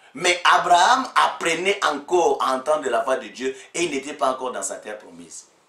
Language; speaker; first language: French; non-native, local second language; Lingala